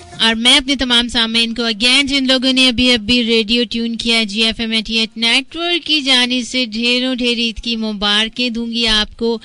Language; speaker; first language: Urdu; non-native, local second language; Sindhi